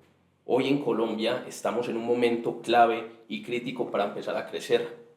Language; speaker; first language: Spanish; native; Spanish